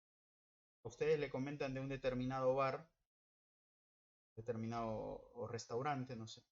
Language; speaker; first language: Spanish; native; Spanish